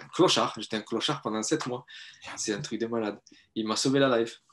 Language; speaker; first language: French; native; French